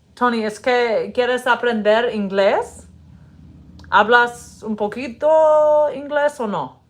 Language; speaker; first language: Spanish; non-native, learner; English